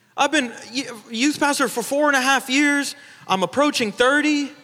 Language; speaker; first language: English; early bilingual, other home language; Filipino